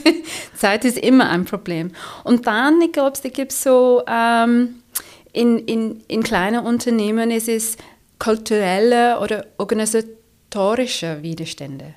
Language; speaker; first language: German; non-native, fluent; English